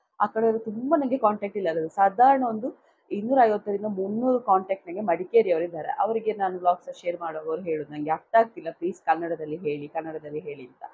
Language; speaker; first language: Kannada; non-native, local second language; Tulu